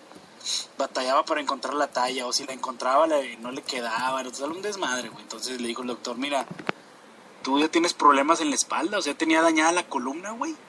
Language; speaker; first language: Spanish; native; Spanish